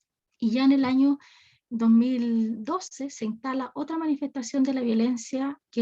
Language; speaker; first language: Spanish; native; Spanish